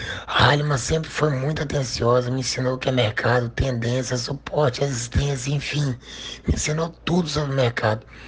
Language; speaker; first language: Portuguese; native; Portuguese